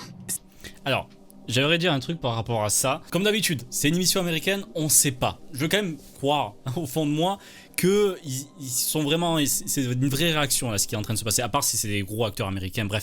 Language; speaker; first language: French; native; French